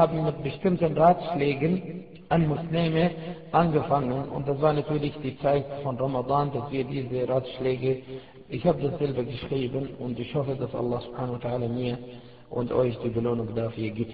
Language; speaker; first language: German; non-native, fluent; Arabic